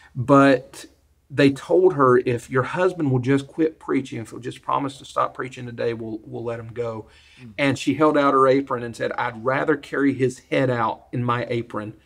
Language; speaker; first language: English; native; English